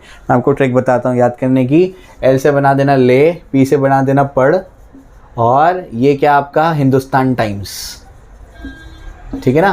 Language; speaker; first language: Hindi; native; Hindi